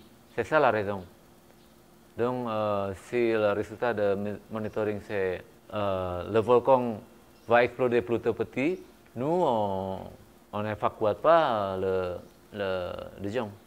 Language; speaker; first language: French; non-native, fluent; Indonesian